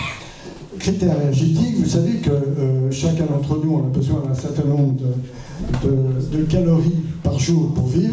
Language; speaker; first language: French; native; French